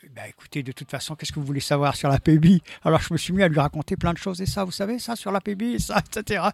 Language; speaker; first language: French; native; French